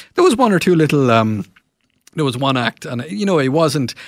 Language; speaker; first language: English; non-native, local second language; Irish